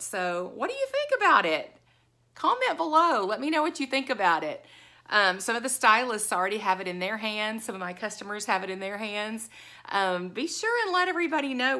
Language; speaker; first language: English; native; English